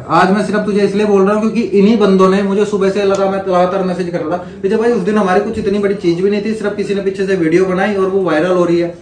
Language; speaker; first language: Hindi; native; Hindi